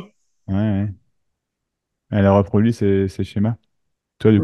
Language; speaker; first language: French; native; French